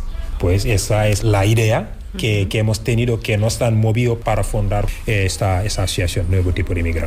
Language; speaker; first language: Spanish; non-native, fluent; Wolof